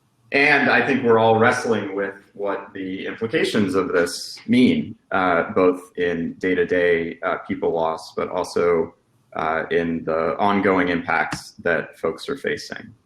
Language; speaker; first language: English; native; English